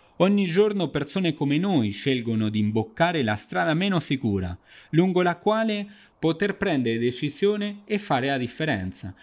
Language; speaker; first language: Italian; non-native, fluent; Spanish